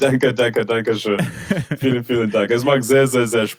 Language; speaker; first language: German; non-native, learner; English